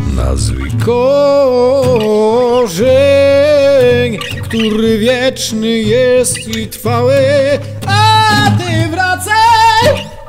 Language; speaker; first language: Polish; native; Polish